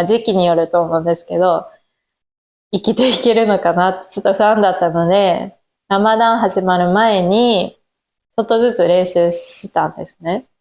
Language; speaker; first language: Japanese; native; Japanese